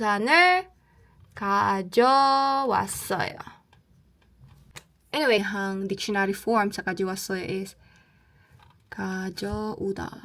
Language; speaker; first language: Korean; non-native, learner; Cebuano